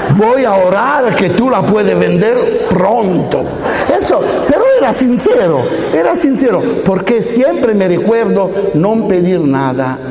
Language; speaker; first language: Spanish; non-native, fluent; Italian